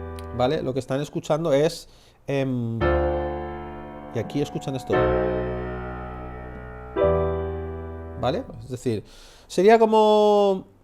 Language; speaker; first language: Spanish; native; Spanish